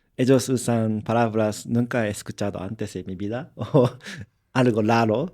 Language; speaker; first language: Spanish; non-native, learner; Japanese